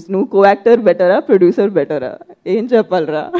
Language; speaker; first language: Telugu; non-native, fluent; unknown